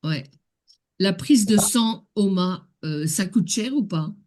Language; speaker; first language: French; native; French